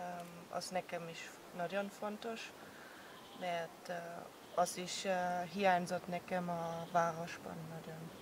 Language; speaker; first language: Hungarian; non-native, learner; German